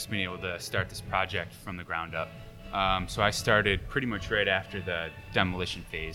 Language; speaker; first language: English; native; English